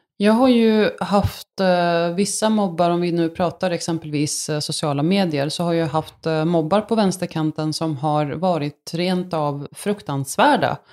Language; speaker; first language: Swedish; early bilingual, other home language; Arabic